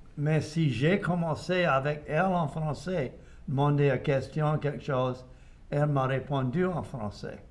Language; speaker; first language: French; non-native, local second language; English